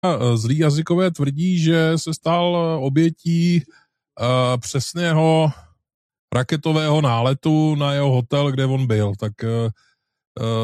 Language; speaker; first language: Czech; native; Czech